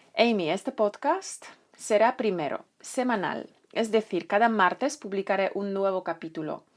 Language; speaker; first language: Spanish; non-native, fluent; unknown